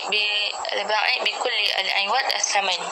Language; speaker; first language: Arabic; non-native, learner; Malay